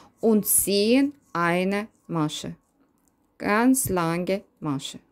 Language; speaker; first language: German; non-native, learner; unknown